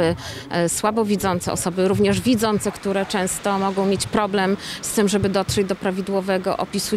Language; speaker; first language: Polish; native; Polish